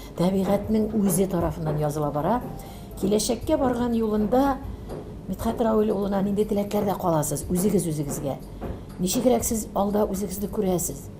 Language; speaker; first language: Tatar; native; Tatar